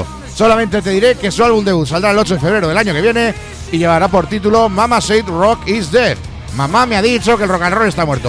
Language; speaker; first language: Spanish; native; Spanish